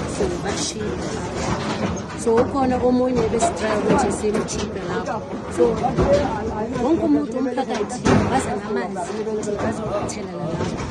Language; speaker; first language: Zulu; non-native, local second language; Southern Sotho